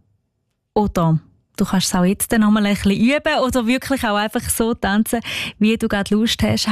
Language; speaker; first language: German; native; German